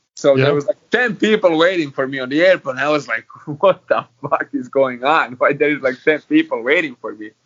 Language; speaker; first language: English; non-native, fluent; Croatian